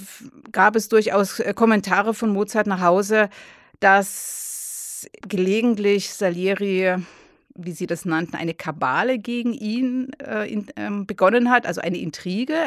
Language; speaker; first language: German; native; German